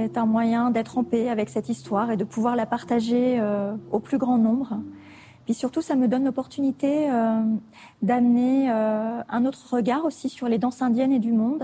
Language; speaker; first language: French; native; French